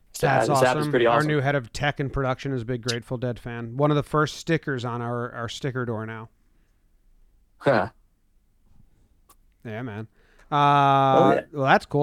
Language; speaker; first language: English; native; English